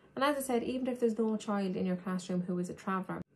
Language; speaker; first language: English; native; English